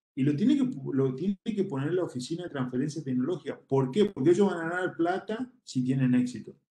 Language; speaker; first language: Spanish; native; Spanish